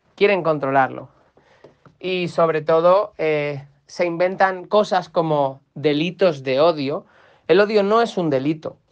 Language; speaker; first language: Spanish; native; Spanish